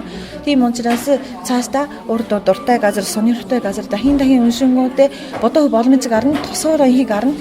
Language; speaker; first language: Mongolian; non-native, fluent; Japanese